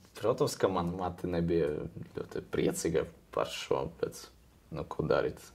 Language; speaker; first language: Latvian; non-native, local second language; Russian